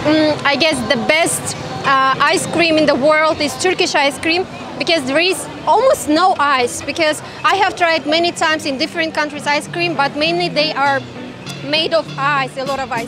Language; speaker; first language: English; non-native, fluent; Kazakh